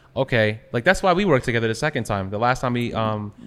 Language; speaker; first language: English; native; English